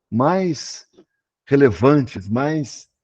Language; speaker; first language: Portuguese; native; Portuguese